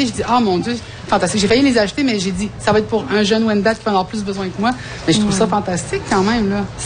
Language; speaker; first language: French; native; French